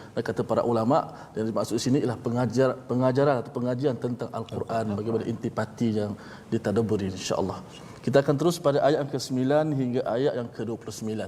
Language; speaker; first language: Malay; native; Malay